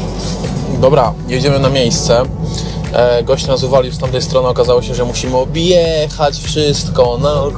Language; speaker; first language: Polish; native; Polish